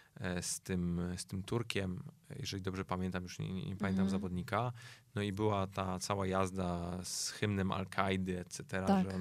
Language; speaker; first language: Polish; native; Polish